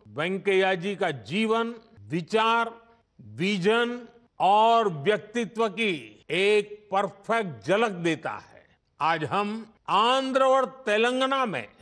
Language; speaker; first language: Hindi; non-native, local second language; Gujarati